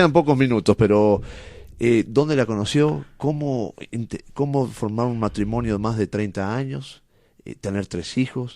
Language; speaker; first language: Spanish; native; Spanish